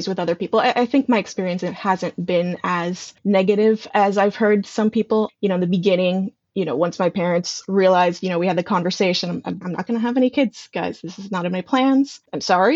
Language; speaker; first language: English; native; English